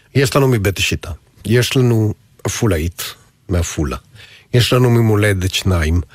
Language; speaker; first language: Hebrew; native; Hebrew